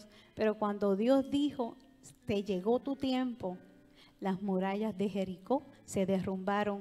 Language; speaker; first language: Spanish; native; Spanish